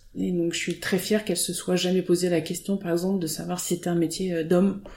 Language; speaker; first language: French; native; French